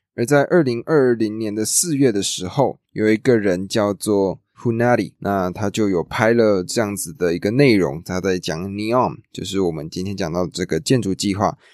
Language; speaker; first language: Chinese; native; Chinese